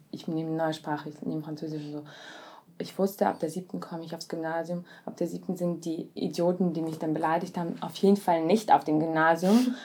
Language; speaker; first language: German; early bilingual, other home language; Russian